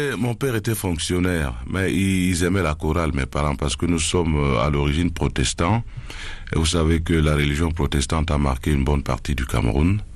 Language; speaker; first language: French; non-native, local second language; Duala